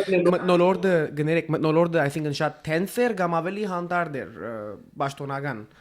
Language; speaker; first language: Armenian; early bilingual, heritage; Armenian